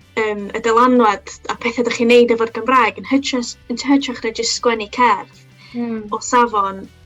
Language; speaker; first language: Welsh; non-native, local second language; English